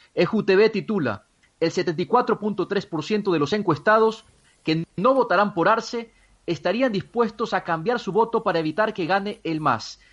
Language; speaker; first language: Spanish; native; Spanish